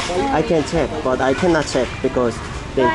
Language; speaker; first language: English; non-native, learner; Korean